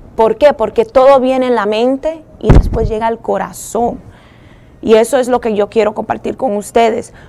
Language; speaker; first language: Spanish; early bilingual, heritage; Spanish